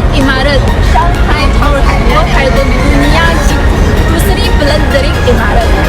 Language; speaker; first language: Urdu; non-native, fluent; Chinese